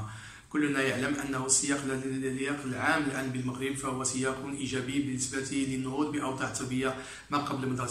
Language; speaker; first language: Arabic; native; Arabic